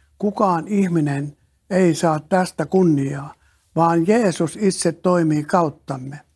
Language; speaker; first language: Finnish; native; Finnish